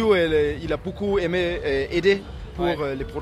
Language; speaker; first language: French; non-native, learner; Danish